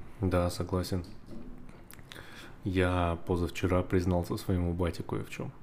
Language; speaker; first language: Russian; native; Russian